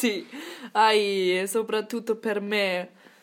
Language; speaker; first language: Italian; non-native, learner; German